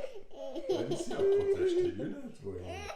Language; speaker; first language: French; native; French